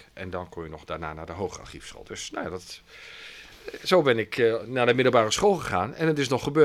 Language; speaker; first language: Dutch; native; Dutch